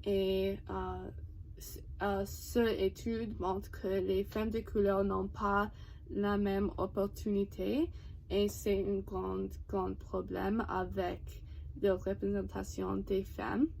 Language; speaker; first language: French; non-native, learner; English